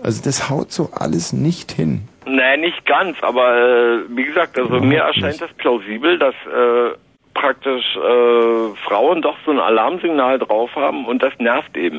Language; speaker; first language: German; native; German